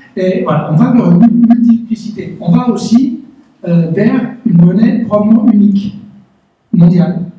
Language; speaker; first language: French; native; French